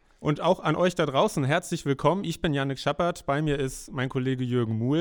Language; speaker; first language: German; native; German